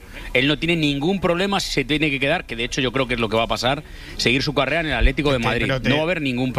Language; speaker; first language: Spanish; native; Spanish